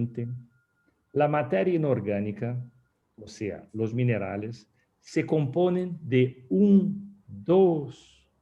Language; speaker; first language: Spanish; non-native, fluent; Portuguese